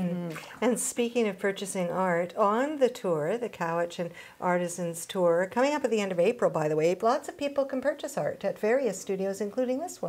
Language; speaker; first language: English; native; English